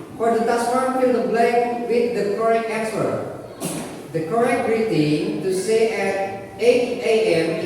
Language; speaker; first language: English; non-native, fluent; Indonesian